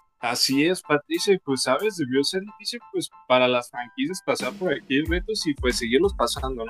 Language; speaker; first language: Spanish; native; Spanish